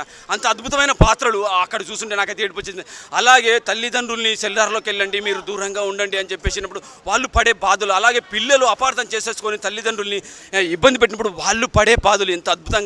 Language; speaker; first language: Telugu; native; Telugu